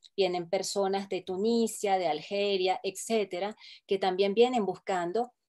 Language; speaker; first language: Spanish; native; Spanish